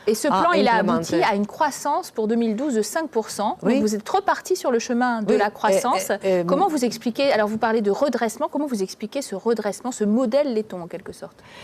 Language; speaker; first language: French; native; French